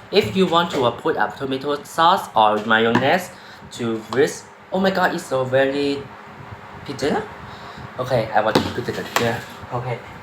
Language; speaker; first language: English; non-native, learner; Thai